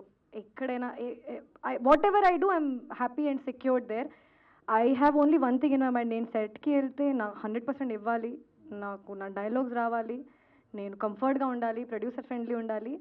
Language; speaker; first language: Telugu; non-native, learner; Hindi